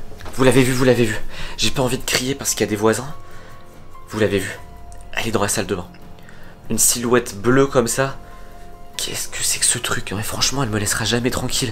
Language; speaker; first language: French; native; French